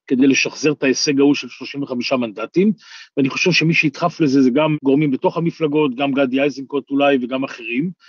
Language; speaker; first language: Hebrew; native; Hebrew